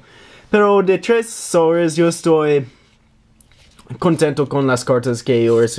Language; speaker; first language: Spanish; non-native, learner; English